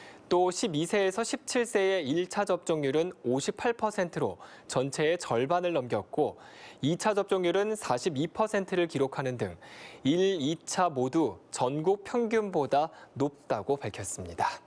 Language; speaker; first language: Korean; native; Korean